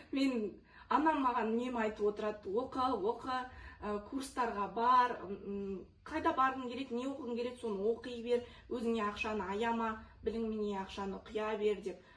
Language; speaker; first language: Kazakh; non-native, local second language; Russian